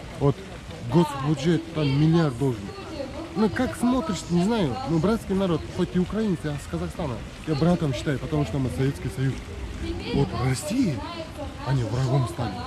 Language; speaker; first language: Russian; non-native, local second language; Kazakh